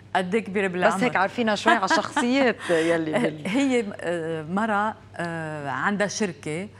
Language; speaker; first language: Arabic; native; Arabic